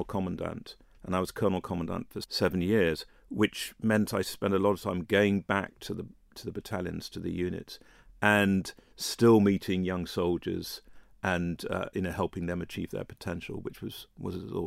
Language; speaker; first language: English; native; English